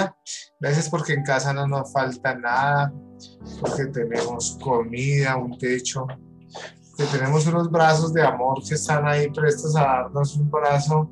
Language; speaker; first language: Spanish; native; Spanish